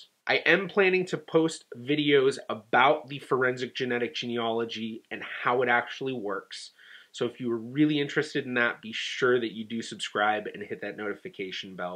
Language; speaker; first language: English; native; English